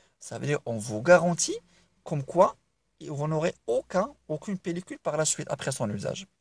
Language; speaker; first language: French; non-native, local second language; Arabic